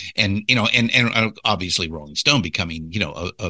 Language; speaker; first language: English; native; English